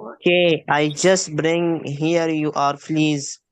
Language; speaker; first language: English; non-native, learner; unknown